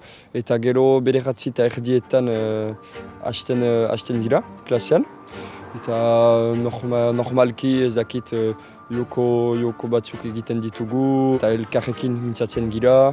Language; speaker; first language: Basque; non-native, local second language; French